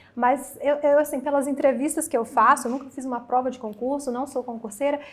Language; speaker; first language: Portuguese; native; Portuguese